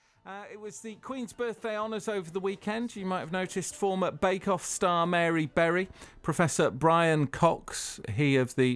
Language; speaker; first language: English; native; English